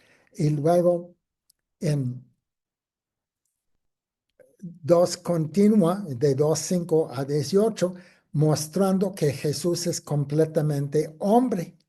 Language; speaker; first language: Spanish; non-native, fluent; English